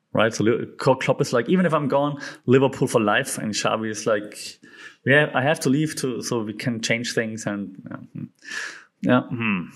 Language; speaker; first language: English; non-native, fluent; German